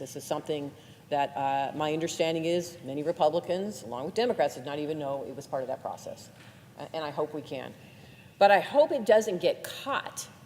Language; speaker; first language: English; native; English